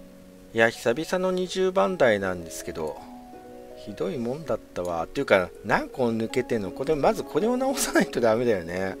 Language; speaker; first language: Japanese; native; Japanese